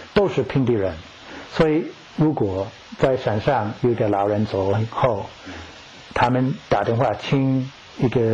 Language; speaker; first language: Chinese; non-native, fluent; English